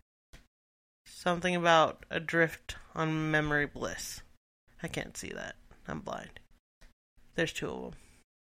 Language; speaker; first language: English; native; English